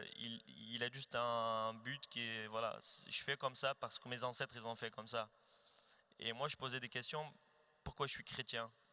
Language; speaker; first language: French; non-native, fluent; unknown